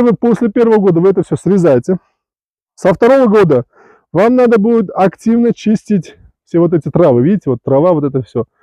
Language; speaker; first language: Russian; non-native, local second language; Uzbek